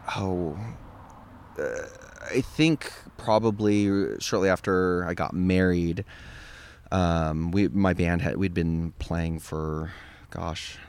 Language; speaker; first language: English; native; English